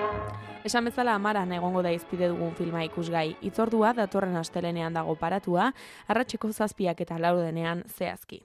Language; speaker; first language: Basque; native; Basque